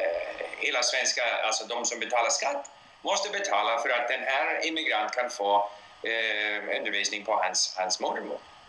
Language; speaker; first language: Swedish; non-native, fluent; English